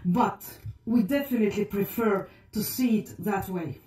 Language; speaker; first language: English; non-native, fluent; Estonian